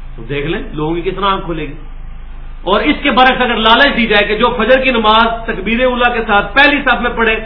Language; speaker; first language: Urdu; non-native, local second language; Punjabi